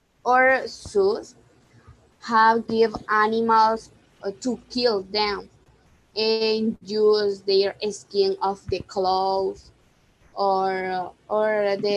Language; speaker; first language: English; non-native, learner; Spanish